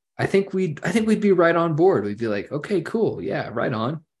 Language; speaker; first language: English; early bilingual, other home language; German